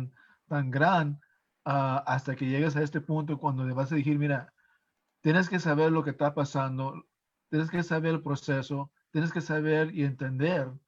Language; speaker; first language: Spanish; non-native, fluent; English